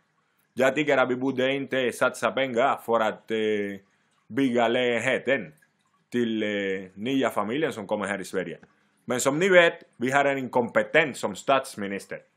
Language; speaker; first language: Swedish; non-native, fluent; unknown